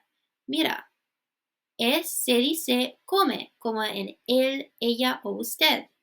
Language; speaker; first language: Spanish; non-native, fluent; English